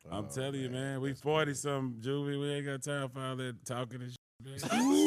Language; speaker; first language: English; native; English